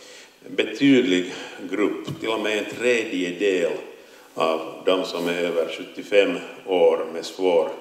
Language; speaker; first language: Swedish; non-native, local second language; Finnish